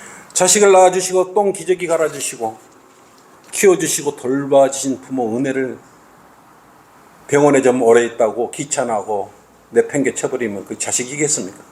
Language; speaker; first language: Korean; native; Korean